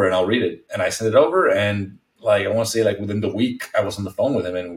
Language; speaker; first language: English; non-native, fluent; Spanish